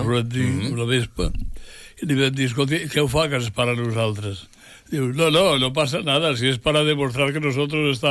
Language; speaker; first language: Catalan; native; Catalan